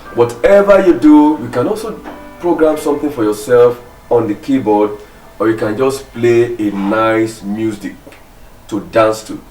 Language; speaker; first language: English; non-native, local second language; Yoruba